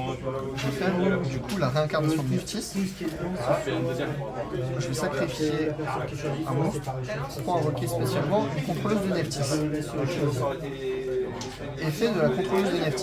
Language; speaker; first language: French; native; French